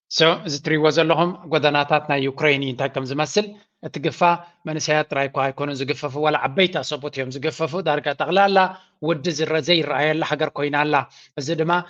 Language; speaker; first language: Tigrinya; native; Tigrinya